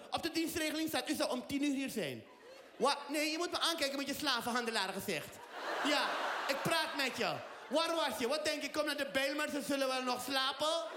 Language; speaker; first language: Dutch; early bilingual, other home language; Riffian